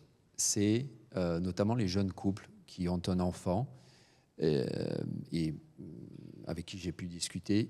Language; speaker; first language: French; native; French